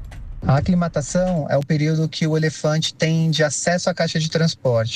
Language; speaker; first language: Portuguese; native; Portuguese